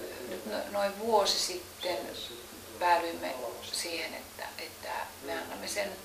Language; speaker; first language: Finnish; native; Finnish